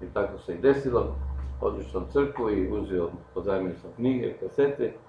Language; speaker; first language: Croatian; non-native, local second language; Slovenian